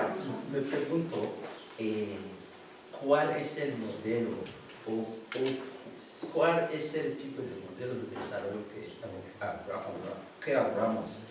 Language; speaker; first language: Spanish; non-native, fluent; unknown